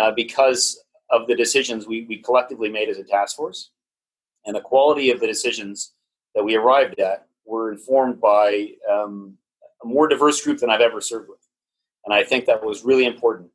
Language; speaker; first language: English; native; English